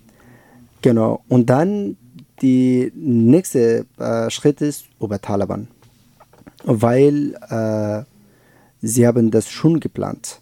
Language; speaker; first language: German; non-native, learner; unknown